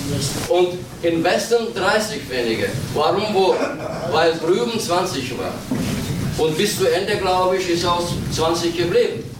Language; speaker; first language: German; non-native, learner; Turkish